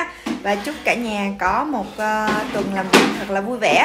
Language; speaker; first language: Vietnamese; native; Vietnamese